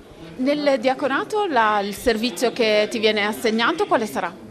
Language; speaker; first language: Italian; native; Italian